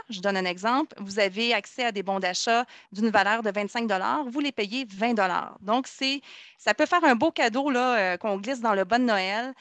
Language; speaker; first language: French; native; French